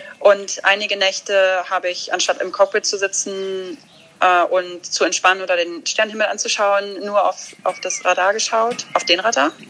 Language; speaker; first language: German; early bilingual, other home language; Russian